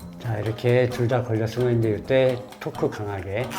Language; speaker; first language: Korean; native; Korean